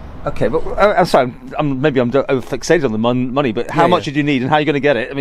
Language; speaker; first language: English; native; English